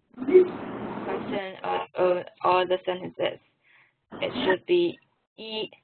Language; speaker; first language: English; non-native, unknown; Chinese